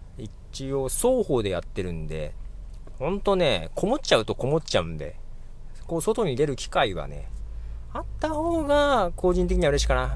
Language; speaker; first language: Japanese; native; Japanese